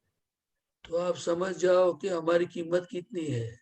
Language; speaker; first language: Hindi; non-native, local second language; Gujarati